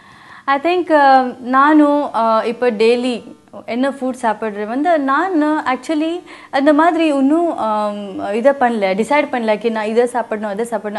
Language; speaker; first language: Tamil; non-native, learner; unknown